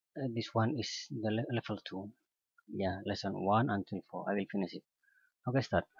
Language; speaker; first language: English; non-native, learner; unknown